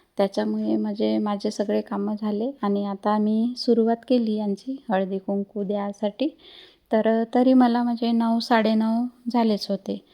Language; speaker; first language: Marathi; non-native, local second language; Hindi